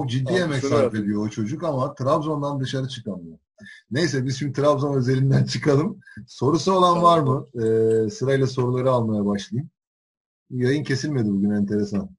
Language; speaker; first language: Turkish; native; Turkish